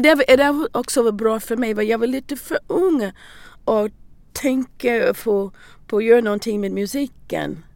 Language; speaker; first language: Swedish; non-native, learner; English